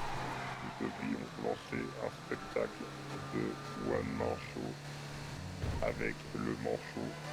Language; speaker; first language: French; native; French